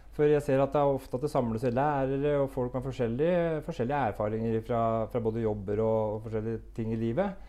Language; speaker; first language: Norwegian; native; Norwegian